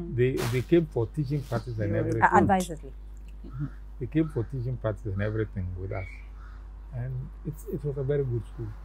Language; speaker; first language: English; non-native, local second language; Akan